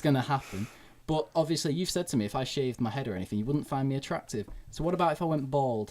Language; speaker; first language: English; native; English